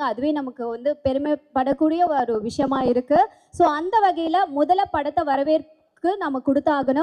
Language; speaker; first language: Tamil; native; Tamil